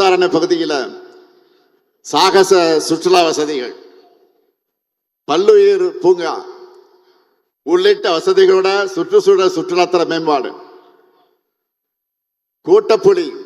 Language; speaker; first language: Tamil; native; Tamil